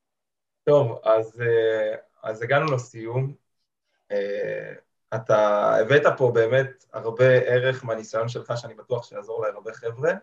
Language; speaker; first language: Hebrew; native; Hebrew